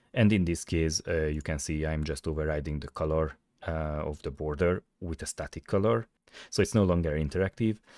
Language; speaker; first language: English; non-native, fluent; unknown